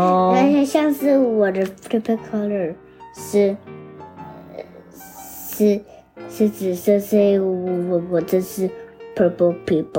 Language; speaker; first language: Chinese; early bilingual, heritage; Chinese